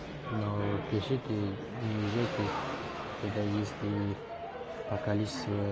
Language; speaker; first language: Russian; non-native, learner; Tajik